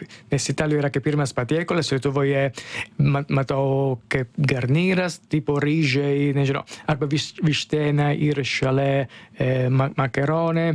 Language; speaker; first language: Lithuanian; non-native, fluent; Italian